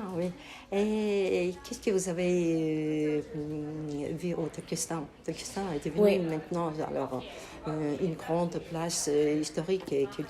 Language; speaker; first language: French; non-native, learner; Kazakh